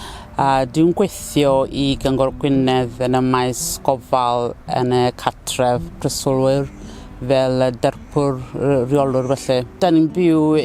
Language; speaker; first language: Welsh; non-native, fluent; Southern Sotho